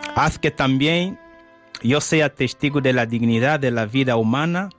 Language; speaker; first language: Spanish; non-native, fluent; Portuguese